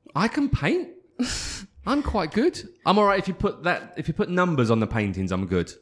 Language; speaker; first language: English; native; English